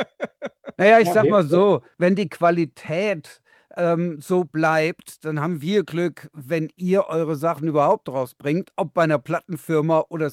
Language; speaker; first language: German; native; German